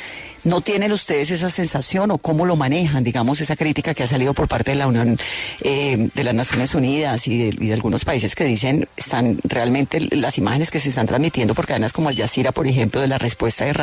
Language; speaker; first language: Spanish; native; Spanish